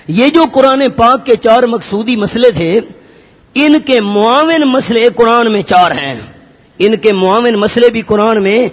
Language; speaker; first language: Urdu; non-native, local second language; Pashto